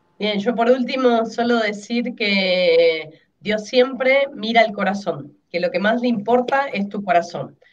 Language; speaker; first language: Spanish; native; Spanish